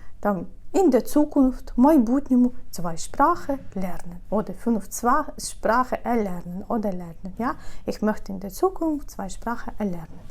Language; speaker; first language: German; non-native, fluent; Ukrainian